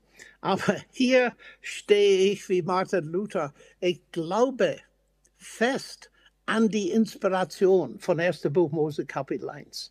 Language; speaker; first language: German; non-native, fluent; English